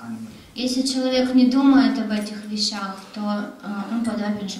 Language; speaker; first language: Russian; native; Russian